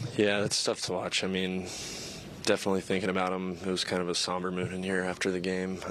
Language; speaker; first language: English; native; English